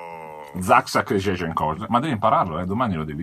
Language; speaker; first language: Italian; native; Italian